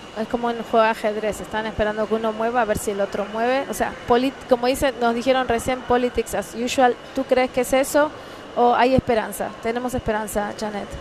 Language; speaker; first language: Spanish; native; Spanish